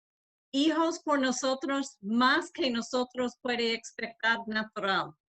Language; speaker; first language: Spanish; non-native, learner; English